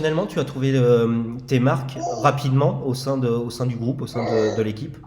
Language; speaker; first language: French; native; French